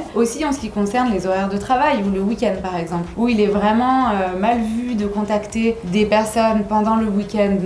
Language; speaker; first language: French; native; French